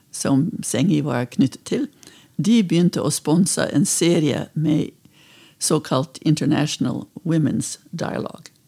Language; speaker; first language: Norwegian; non-native, fluent; English